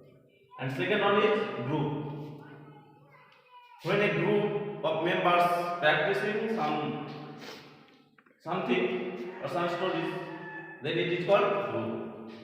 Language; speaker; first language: English; non-native, local second language; Bangla